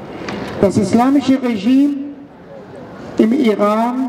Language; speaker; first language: German; non-native, fluent; Persian